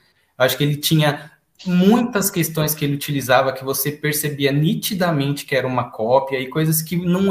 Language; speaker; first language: Portuguese; native; Portuguese